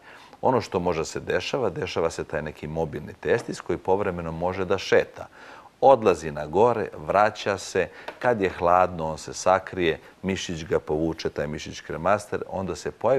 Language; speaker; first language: Croatian; native; Croatian